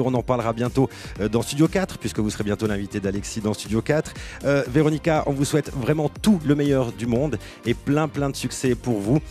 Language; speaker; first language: French; native; French